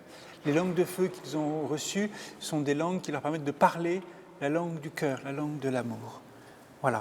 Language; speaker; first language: French; native; French